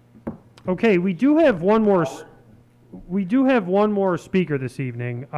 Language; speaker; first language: English; native; English